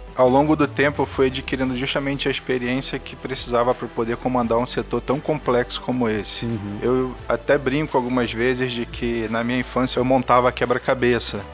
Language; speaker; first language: Portuguese; native; Portuguese